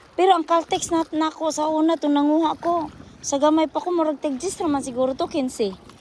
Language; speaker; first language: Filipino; non-native, local second language; Cebuano